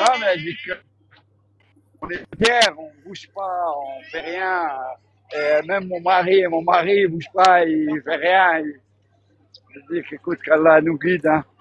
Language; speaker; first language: French; native; French